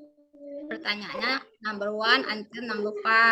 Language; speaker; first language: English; non-native, learner; Indonesian